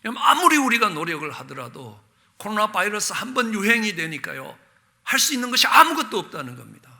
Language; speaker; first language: Korean; native; Korean